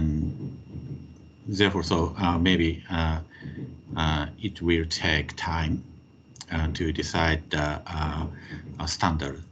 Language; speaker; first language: English; non-native, fluent; Japanese